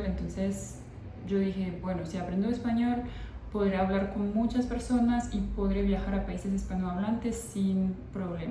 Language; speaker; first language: Spanish; non-native, fluent; French